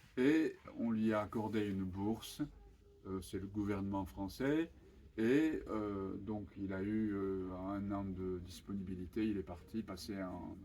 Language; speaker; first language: French; non-native, fluent; Japanese